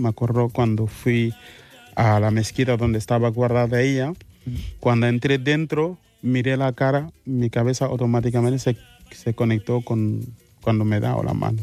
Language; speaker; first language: Spanish; non-native, fluent; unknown